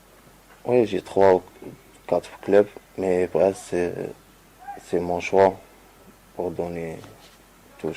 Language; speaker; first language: French; non-native, learner; Arabic